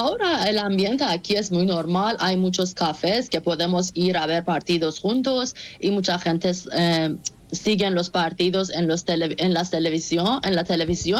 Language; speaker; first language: Spanish; non-native, learner; Persian